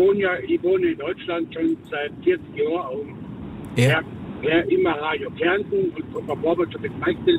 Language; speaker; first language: German; native; German